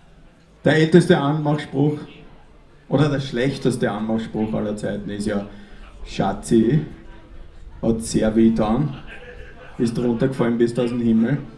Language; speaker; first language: German; native; German